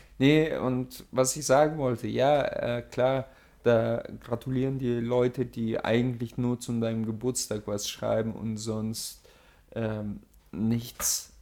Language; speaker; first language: German; early bilingual, other home language; Russian